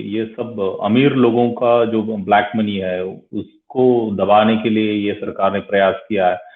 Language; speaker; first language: Hindi; non-native, local second language; Marathi